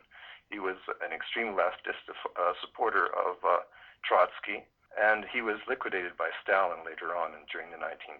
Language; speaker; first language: English; native; English